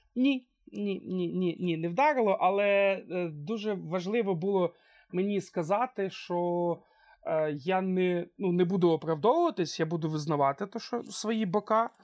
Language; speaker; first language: Ukrainian; non-native, local second language; Russian